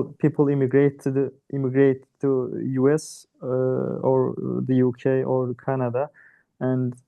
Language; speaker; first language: English; non-native, learner; Turkish